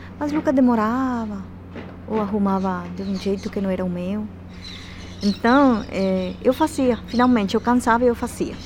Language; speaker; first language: Portuguese; non-native, fluent; Spanish